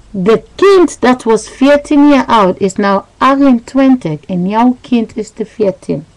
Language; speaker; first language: Dutch; non-native, learner; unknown